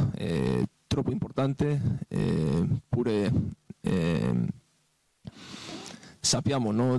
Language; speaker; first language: Italian; non-native, fluent; Spanish